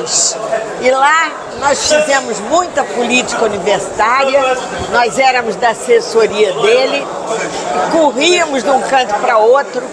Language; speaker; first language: Portuguese; native; Portuguese